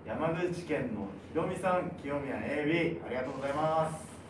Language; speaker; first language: Japanese; native; Japanese